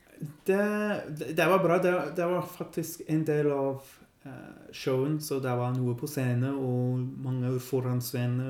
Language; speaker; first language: Norwegian; non-native, learner; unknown